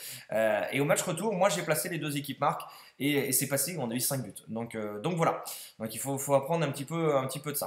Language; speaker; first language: French; native; French